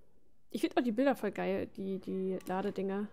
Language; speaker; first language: German; native; German